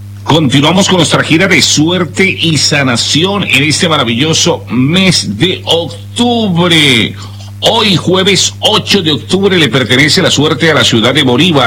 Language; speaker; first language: Spanish; native; Spanish